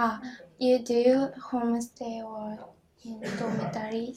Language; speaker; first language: English; non-native, learner; Japanese